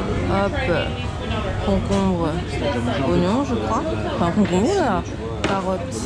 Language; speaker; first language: French; native; French